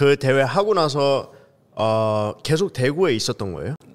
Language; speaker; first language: Korean; early bilingual, heritage; Korean